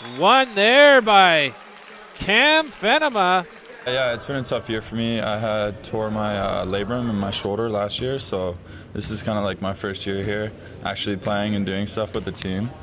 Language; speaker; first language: English; native; English